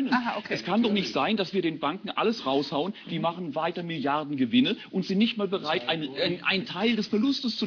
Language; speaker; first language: German; native; German